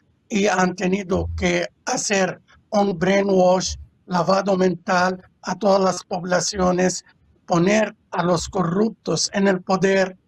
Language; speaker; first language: Spanish; non-native, fluent; Arabic